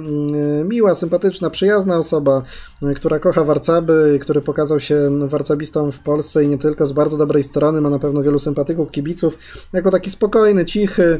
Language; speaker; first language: Polish; native; Polish